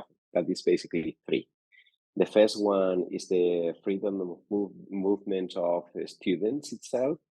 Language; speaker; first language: English; non-native, fluent; Spanish